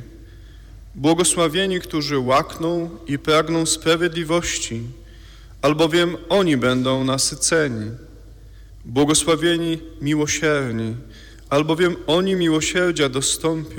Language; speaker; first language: Polish; native; Polish